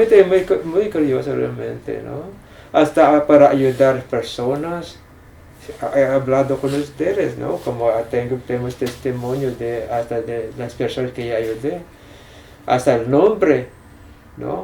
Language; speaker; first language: Spanish; non-native, fluent; English